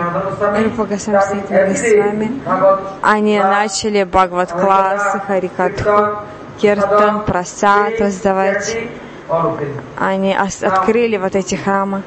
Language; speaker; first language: Russian; non-native, learner; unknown